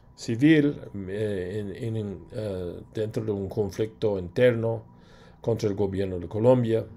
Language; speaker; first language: Spanish; non-native, fluent; English